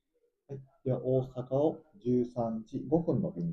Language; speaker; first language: Japanese; native; Japanese